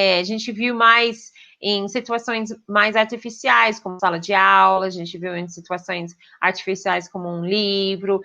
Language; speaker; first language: Portuguese; non-native, fluent; English